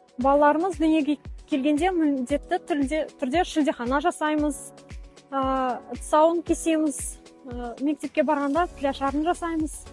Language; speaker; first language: Kazakh; non-native, local second language; Russian